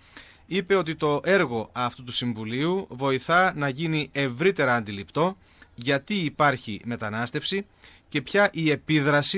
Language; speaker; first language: Greek; native; Greek